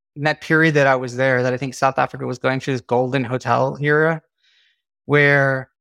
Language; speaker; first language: English; native; English